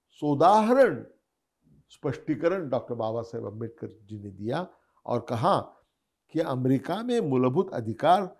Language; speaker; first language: Hindi; non-native, local second language; Marathi